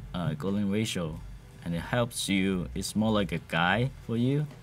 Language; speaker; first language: English; non-native, local second language; Cantonese